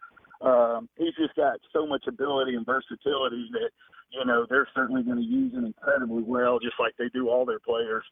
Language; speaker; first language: English; native; English